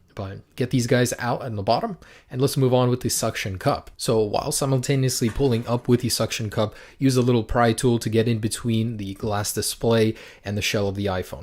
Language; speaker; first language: English; native; English